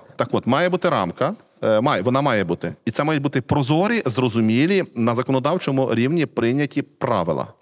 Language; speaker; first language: Ukrainian; native; Ukrainian